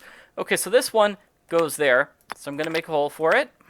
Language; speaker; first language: English; native; English